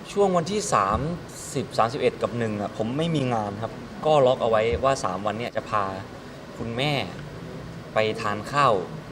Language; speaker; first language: Thai; native; Thai